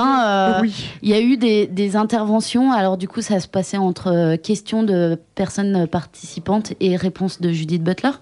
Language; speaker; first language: French; native; French